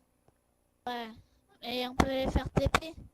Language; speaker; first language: French; native; French